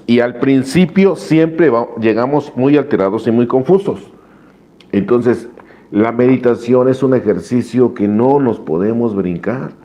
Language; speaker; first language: Spanish; native; Spanish